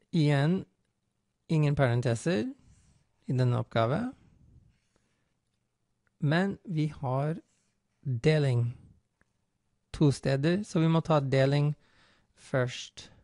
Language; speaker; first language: Norwegian; non-native, fluent; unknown